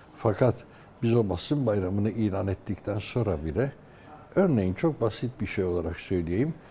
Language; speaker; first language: Turkish; native; Turkish